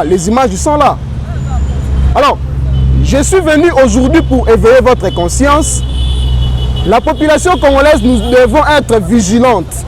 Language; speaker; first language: French; non-native, local second language; Lingala